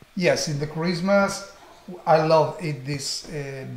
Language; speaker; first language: English; non-native, learner; Spanish